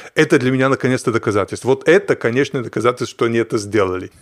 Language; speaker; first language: Russian; non-native, fluent; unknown